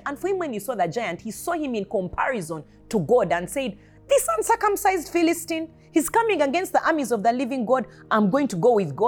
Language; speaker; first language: English; non-native, local second language; Ganda